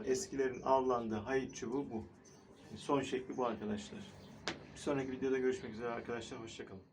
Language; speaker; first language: Turkish; native; Turkish